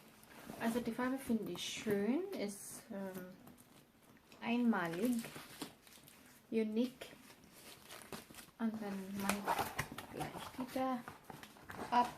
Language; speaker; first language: German; non-native, learner; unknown